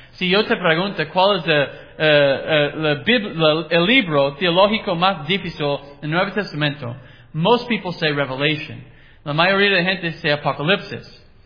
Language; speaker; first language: Spanish; non-native, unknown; English